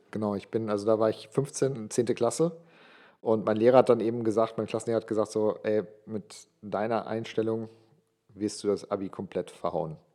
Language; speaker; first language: German; non-native, local second language; English